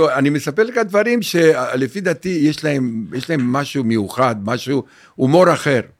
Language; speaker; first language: Hebrew; non-native, fluent; Romanian